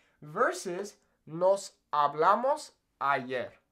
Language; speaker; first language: Spanish; non-native, fluent; English